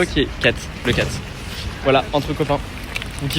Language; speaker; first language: French; native; French